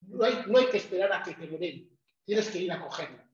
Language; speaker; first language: Spanish; non-native, local second language; Fang